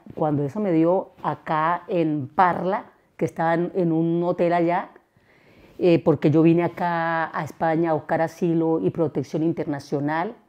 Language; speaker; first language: Spanish; native; Spanish